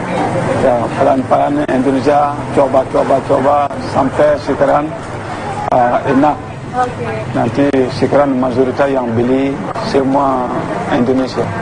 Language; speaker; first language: Indonesian; non-native, learner; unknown